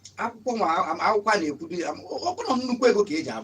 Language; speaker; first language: Igbo; native; Igbo